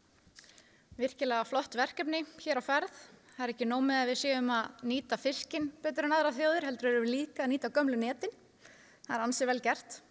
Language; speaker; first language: Icelandic; native; Icelandic